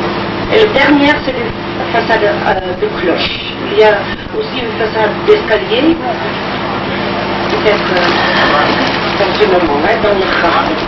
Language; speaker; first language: French; non-native, learner; Dutch